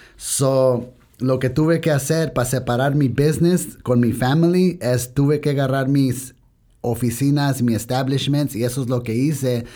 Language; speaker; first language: Spanish; early bilingual, heritage; Spanish